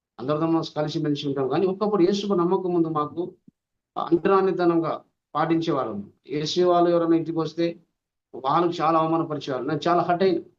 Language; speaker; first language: Telugu; non-native, local second language; Lambadi